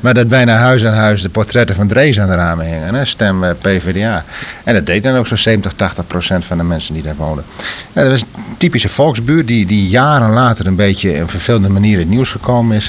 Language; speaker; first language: Dutch; native; Dutch